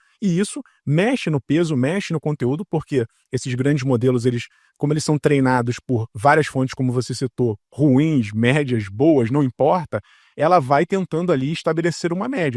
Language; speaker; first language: Portuguese; native; Portuguese